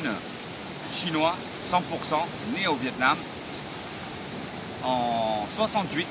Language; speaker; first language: French; early bilingual, other home language; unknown